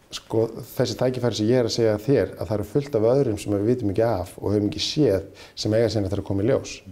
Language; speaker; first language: Icelandic; native; Icelandic